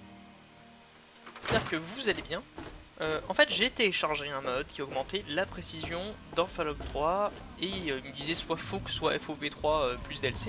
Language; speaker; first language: French; native; French